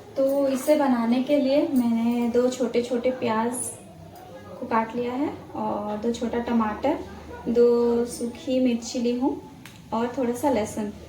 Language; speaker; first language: Hindi; non-native, local second language; Odia